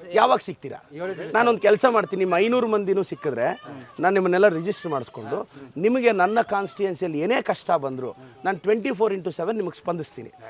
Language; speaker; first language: Kannada; native; Kannada